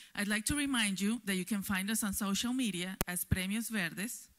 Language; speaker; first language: English; native; English